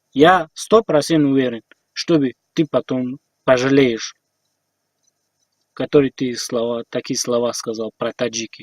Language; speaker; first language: Russian; non-native, learner; Tajik